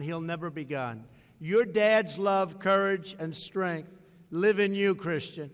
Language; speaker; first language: English; native; English